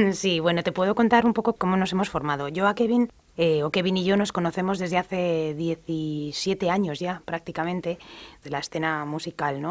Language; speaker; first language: Spanish; native; Spanish